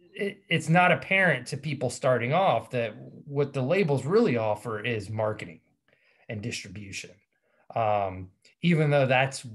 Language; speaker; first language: English; native; English